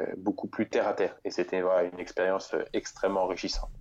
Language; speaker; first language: French; native; French